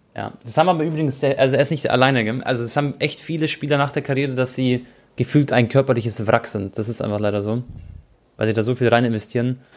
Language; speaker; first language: German; native; German